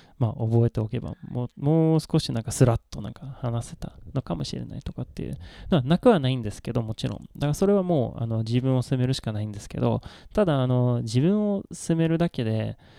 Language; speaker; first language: Japanese; non-native, fluent; Swedish